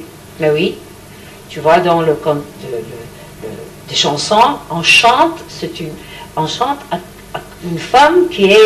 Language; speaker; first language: French; non-native, learner; Hebrew